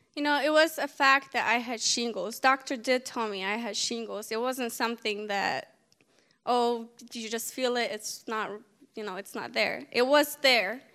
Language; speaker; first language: English; native; English